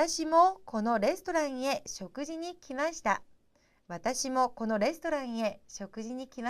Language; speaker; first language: Japanese; non-native, fluent; Korean